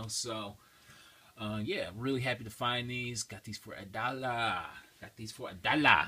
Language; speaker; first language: English; native; English